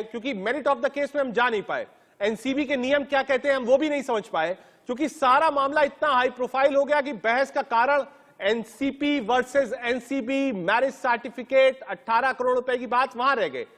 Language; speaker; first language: Hindi; native; Hindi